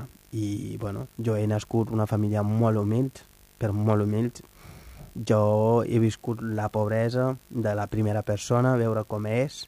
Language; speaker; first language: Catalan; non-native, fluent; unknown